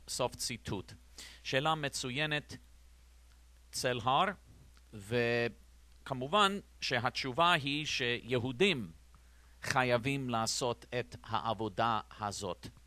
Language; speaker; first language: Hebrew; non-native, fluent; English